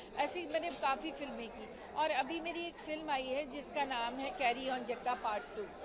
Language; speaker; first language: Hindi; non-native, local second language; Punjabi